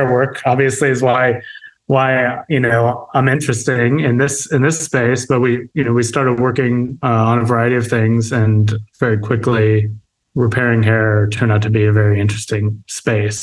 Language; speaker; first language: English; native; English